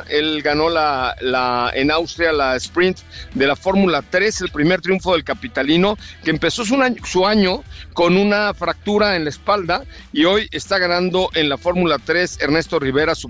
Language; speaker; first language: Spanish; native; Spanish